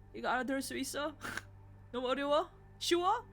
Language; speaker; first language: Korean; early bilingual, heritage; Korean